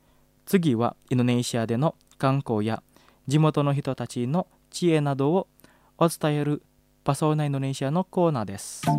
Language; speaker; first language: Japanese; non-native, fluent; Indonesian